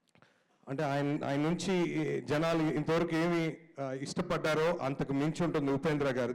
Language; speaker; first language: Telugu; native; Telugu